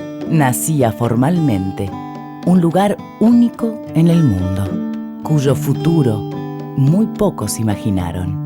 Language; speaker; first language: Spanish; native; Spanish